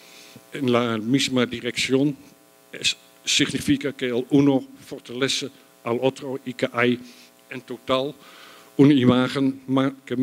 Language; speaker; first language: Spanish; non-native, fluent; Dutch